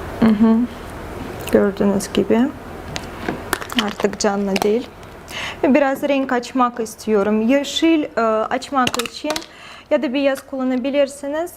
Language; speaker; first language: Turkish; non-native, fluent; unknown